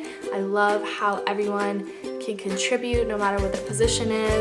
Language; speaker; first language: English; native; English